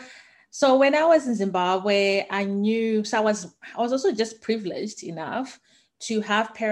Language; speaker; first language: English; non-native, local second language; Shona